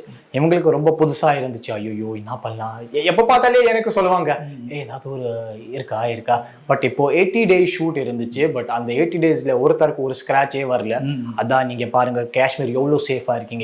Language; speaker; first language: Tamil; non-native, learner; Kashmiri